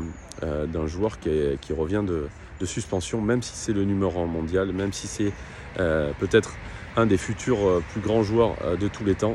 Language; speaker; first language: French; native; French